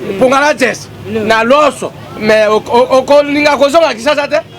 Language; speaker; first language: Lingala; native; Lingala